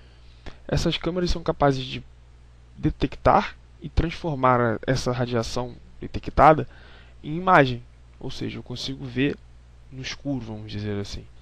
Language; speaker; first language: Portuguese; native; Portuguese